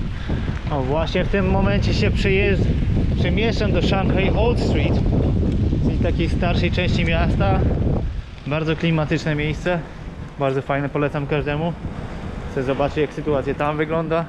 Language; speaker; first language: Polish; native; Polish